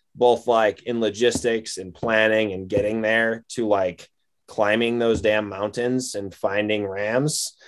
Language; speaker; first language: English; native; English